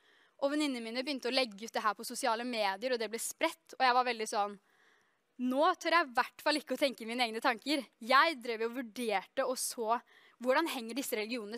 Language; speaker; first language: Norwegian; native; Norwegian